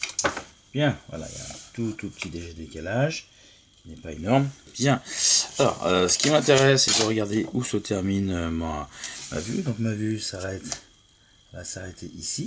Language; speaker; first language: French; native; French